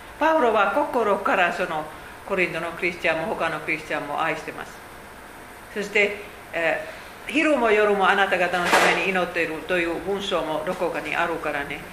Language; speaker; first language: Japanese; non-native, fluent; Finnish